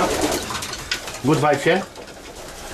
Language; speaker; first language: German; non-native, learner; Polish